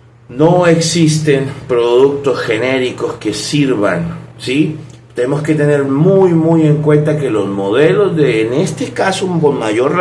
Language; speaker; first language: Spanish; native; Spanish